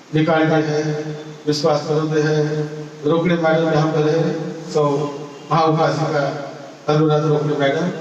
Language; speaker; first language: Hindi; non-native, local second language; Marathi